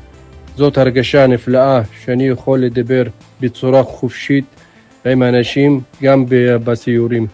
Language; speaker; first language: Hebrew; non-native, local second language; Arabic